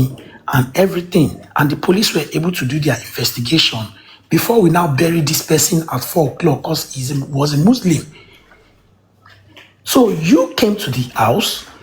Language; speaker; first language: English; non-native, local second language; Yoruba